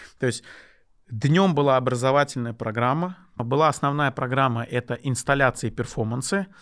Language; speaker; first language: Russian; non-native, local second language; Lezghian